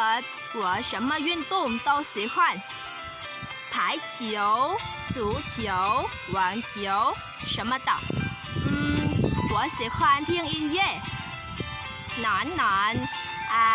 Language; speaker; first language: Chinese; non-native, learner; Vietnamese